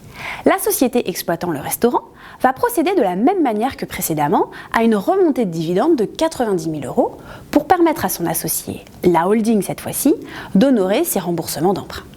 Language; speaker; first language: French; native; French